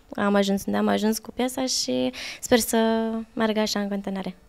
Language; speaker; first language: Romanian; early bilingual, heritage; Romanian